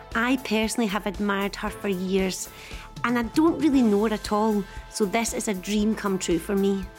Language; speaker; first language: English; native; English